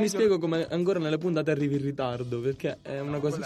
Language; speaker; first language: Italian; native; Italian